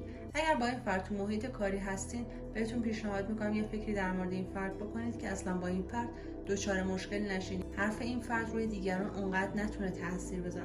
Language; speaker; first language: Persian; native; Persian